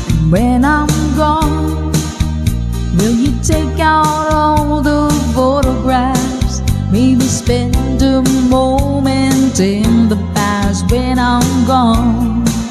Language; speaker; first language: English; non-native, local second language; Filipino